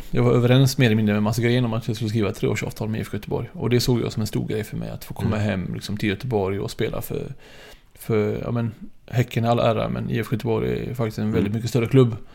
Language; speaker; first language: Swedish; early bilingual, other home language; Arabic